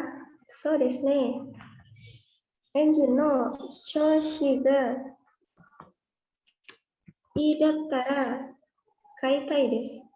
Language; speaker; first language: Japanese; non-native, learner; Indonesian